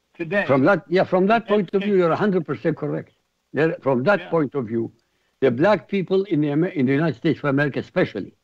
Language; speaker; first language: English; non-native, fluent; Arabic